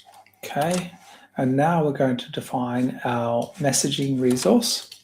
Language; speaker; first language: English; native; English